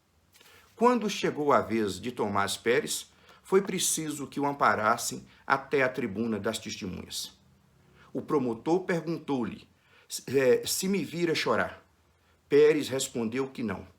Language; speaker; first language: Portuguese; native; Portuguese